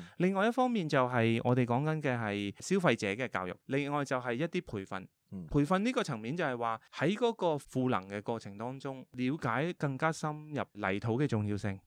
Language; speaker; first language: Cantonese; early bilingual, heritage; Cantonese